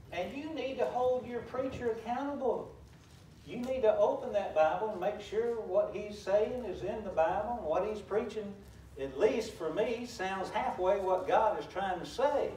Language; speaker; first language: English; native; English